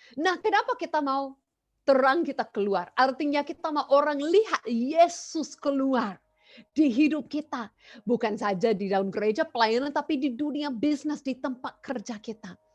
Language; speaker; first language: Indonesian; non-native, fluent; English